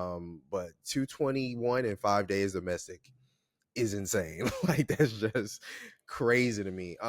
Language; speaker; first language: English; native; English